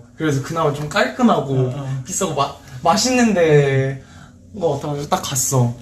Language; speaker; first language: Korean; early bilingual, heritage; Korean